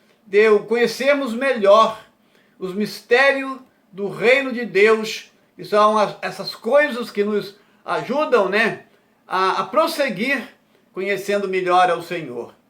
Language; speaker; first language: Portuguese; native; Portuguese